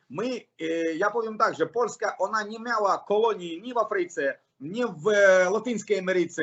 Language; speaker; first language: Polish; non-native, learner; Russian